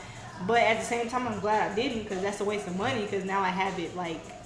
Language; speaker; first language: English; native; English